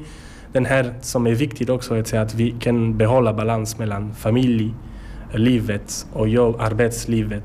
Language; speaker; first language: Swedish; non-native, learner; French